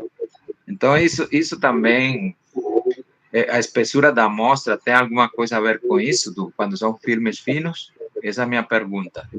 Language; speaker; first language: Portuguese; non-native, local second language; Spanish